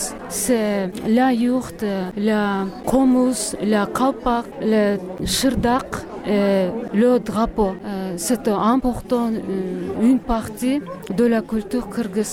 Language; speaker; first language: French; non-native, learner; Kyrgyz